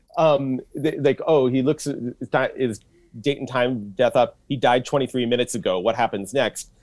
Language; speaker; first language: English; native; English